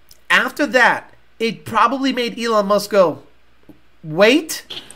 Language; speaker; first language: English; native; English